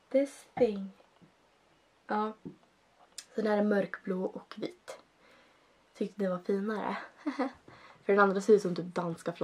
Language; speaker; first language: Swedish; early bilingual, other home language; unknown